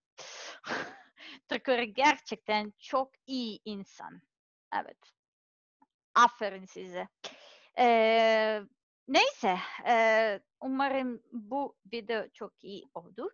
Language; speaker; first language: Turkish; non-native, learner; Serbian